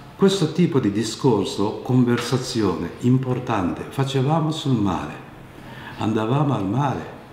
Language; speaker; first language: Italian; non-native, fluent; Japanese